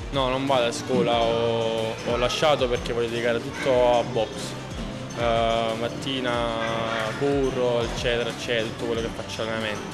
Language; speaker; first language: Italian; native; Italian